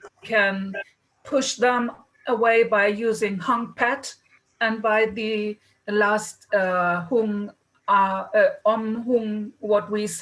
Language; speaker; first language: English; non-native, fluent; German